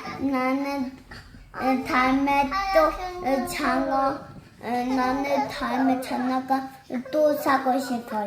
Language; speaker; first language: Korean; early bilingual, other home language; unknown